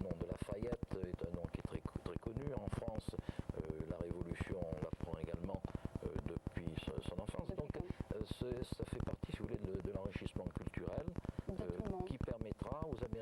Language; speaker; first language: French; native; French